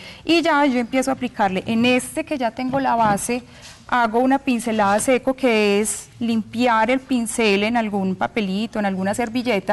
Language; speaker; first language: Spanish; native; Spanish